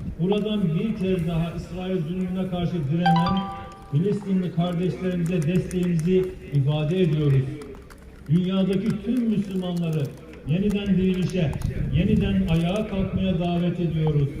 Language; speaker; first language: Turkish; native; Turkish